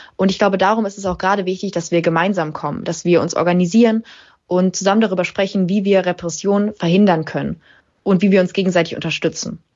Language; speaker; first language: German; native; German